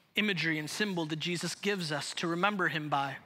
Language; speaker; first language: English; native; English